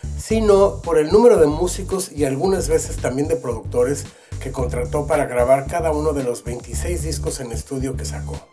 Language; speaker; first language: Spanish; native; Spanish